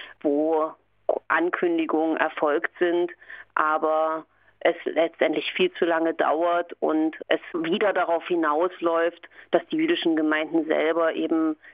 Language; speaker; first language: German; native; German